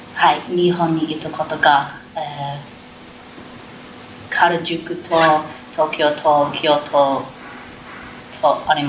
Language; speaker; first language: Japanese; non-native, learner; English